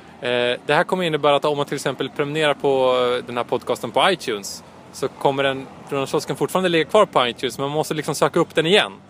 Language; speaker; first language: Swedish; native; Swedish